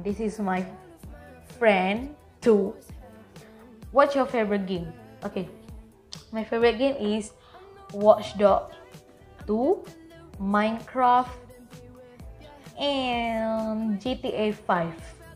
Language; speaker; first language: English; non-native, local second language; Malay